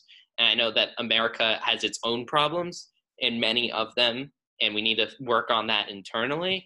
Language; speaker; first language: English; native; English